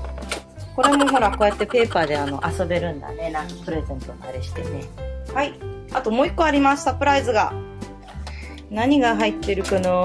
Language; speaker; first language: Japanese; native; Japanese